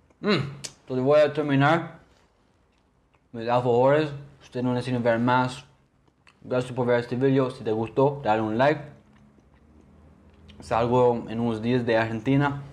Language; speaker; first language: Spanish; non-native, learner; English